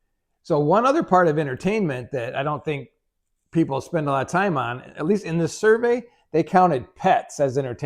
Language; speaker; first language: English; native; English